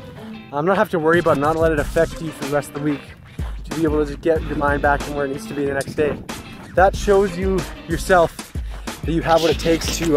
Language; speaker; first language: English; native; English